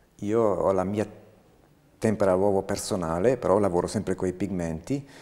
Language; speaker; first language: Italian; non-native, local second language; German